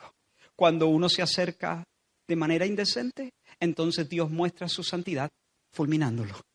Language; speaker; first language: Spanish; native; Spanish